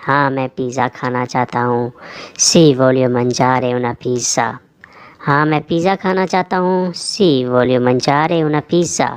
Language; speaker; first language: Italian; non-native, learner; Urdu